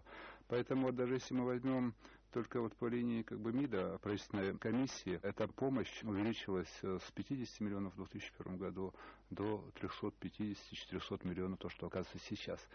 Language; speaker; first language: Russian; native; Russian